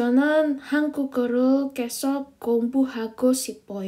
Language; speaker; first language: Korean; non-native, fluent; Indonesian